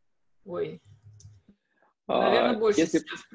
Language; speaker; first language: Russian; native; Russian